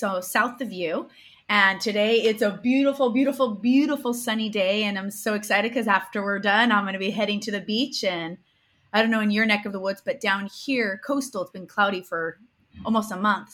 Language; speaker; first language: English; early bilingual, other home language; Spanish